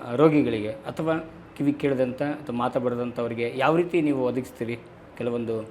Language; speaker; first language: Kannada; native; Kannada